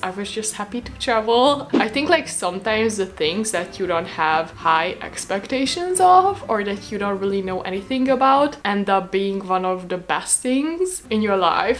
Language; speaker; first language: English; non-native, fluent; Hungarian